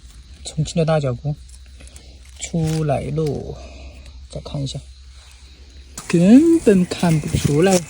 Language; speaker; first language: Chinese; native; Chinese